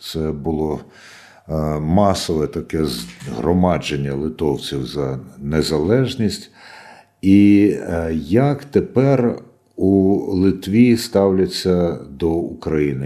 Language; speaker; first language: Ukrainian; native; Ukrainian